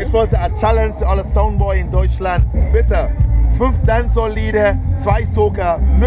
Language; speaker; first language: German; non-native, fluent; English